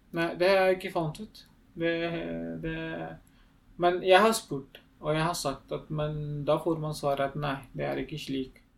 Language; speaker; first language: Norwegian; non-native, learner; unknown